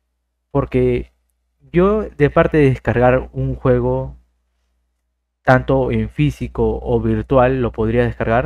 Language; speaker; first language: Spanish; native; Spanish